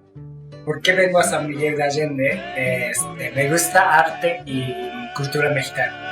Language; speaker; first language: Spanish; non-native, learner; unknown